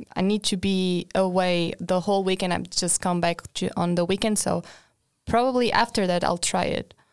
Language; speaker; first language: English; non-native, fluent; Portuguese